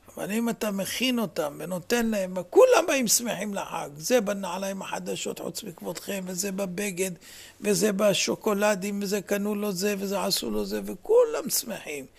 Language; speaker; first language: Hebrew; native; Hebrew